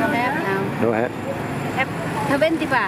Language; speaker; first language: English; non-native, learner; Thai